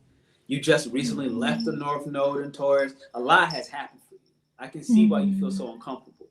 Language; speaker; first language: English; native; English